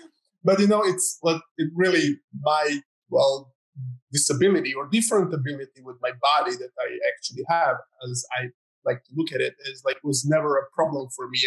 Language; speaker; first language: English; non-native, fluent; Croatian